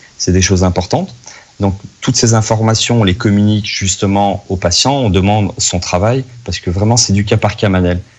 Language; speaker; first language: French; native; French